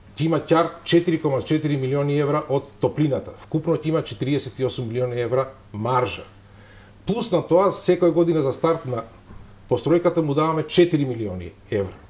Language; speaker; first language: Macedonian; native; Macedonian